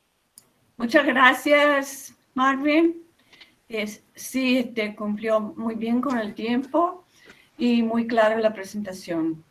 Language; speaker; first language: Spanish; non-native, fluent; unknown